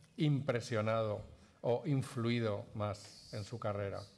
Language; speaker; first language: Spanish; native; Spanish